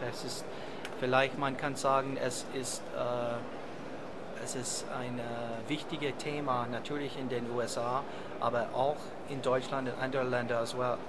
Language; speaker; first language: German; non-native, learner; English